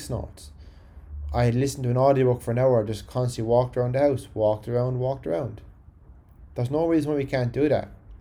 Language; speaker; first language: English; native; English